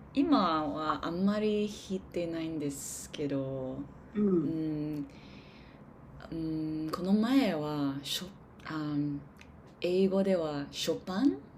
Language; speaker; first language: Japanese; non-native, learner; English